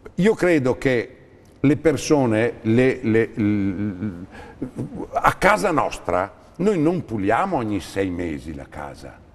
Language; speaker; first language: Italian; native; Italian